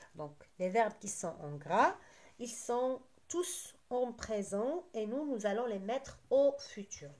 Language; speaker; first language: French; non-native, local second language; Arabic